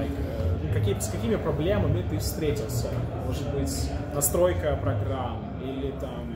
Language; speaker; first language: Russian; native; Russian